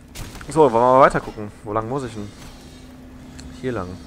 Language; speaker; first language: German; native; German